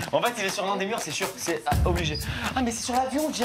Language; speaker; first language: French; native; French